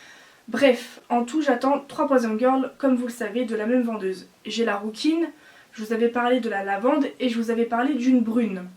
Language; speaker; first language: French; native; French